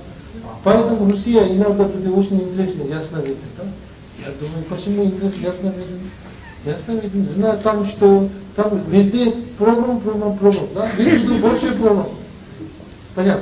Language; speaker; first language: Russian; non-native, learner; Tibetan